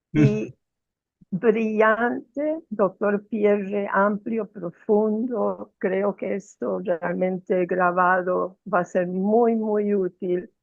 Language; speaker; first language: Spanish; non-native, fluent; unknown